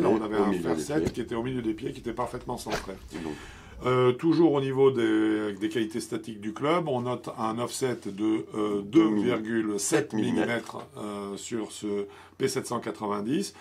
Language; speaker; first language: French; native; French